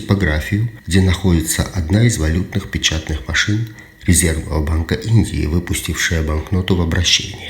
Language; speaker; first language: Russian; native; Russian